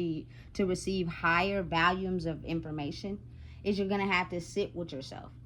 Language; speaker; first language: English; native; English